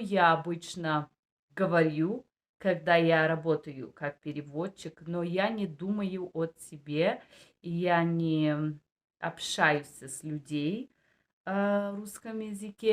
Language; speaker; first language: Russian; non-native, learner; Bulgarian